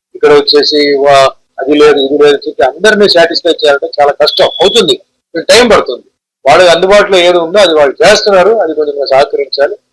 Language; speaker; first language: Telugu; native; Telugu